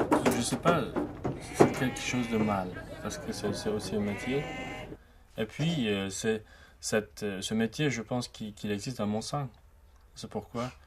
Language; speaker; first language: French; non-native, fluent; Uzbek